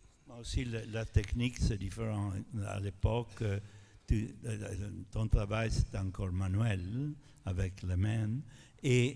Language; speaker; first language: French; non-native, fluent; Italian